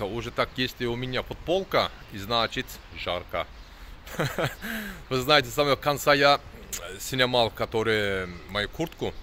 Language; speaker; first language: Russian; non-native, learner; Turkish